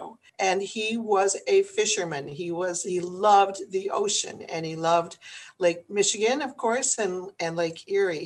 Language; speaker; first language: English; native; English